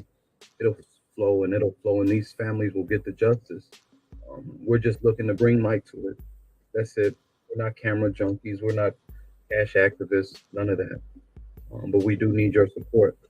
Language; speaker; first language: English; native; English